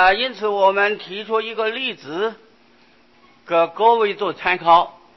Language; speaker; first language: Chinese; non-native, local second language; Hakka Chinese